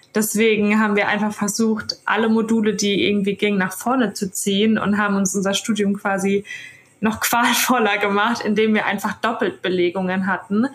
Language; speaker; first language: German; native; German